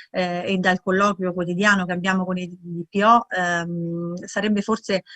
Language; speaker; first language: Italian; native; Italian